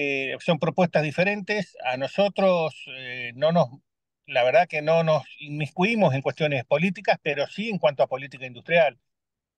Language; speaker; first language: Spanish; native; Spanish